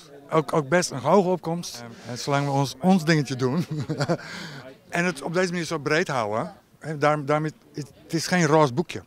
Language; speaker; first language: Dutch; native; Dutch